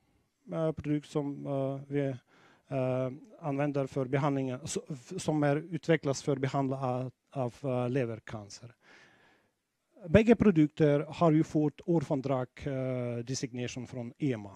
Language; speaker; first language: Swedish; non-native, fluent; Russian